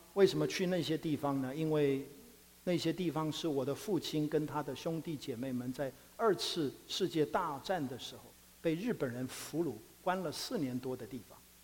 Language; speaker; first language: Chinese; native; Chinese